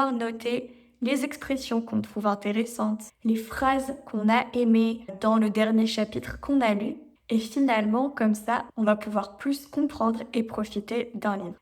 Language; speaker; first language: French; native; French